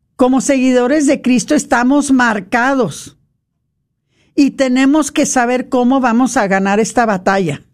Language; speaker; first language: Spanish; non-native, fluent; English